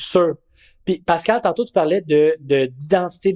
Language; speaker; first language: French; native; French